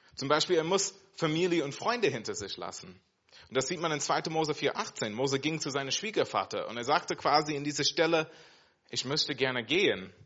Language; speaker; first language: German; non-native, fluent; English